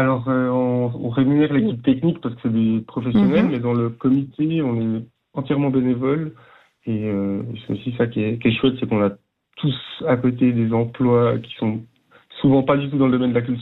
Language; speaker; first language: French; native; French